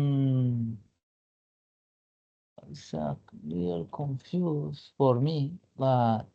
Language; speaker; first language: English; non-native, learner; Spanish